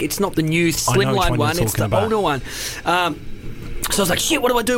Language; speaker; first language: English; native; English